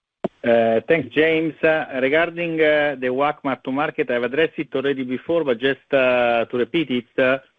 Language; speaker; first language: English; non-native, fluent; Italian